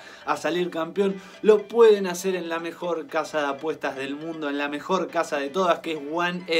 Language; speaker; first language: Spanish; native; Spanish